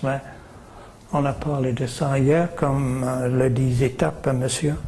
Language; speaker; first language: French; non-native, learner; English